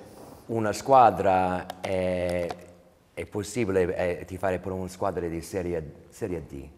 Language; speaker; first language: Italian; early bilingual, heritage; English